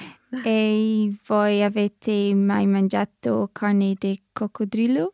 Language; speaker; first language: Italian; non-native, learner; English